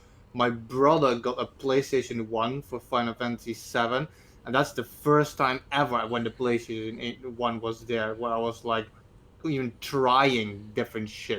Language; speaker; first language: English; native; English